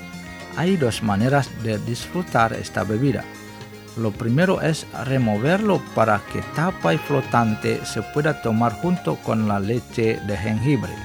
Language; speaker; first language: Spanish; non-native, fluent; Indonesian